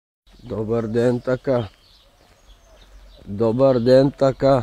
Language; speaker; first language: Bulgarian; native; Bulgarian